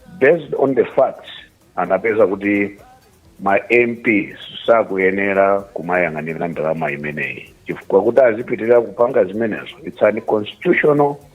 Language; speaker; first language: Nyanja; native; Nyanja